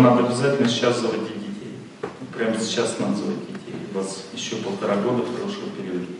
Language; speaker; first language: Russian; native; Russian